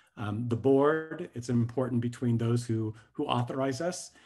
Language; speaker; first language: English; native; English